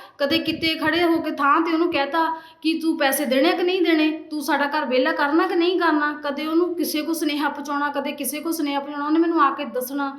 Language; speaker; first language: Punjabi; native; Punjabi